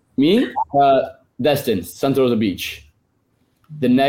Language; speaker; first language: English; non-native, fluent; Italian